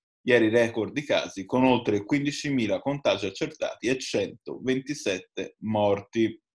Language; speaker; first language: Italian; native; Italian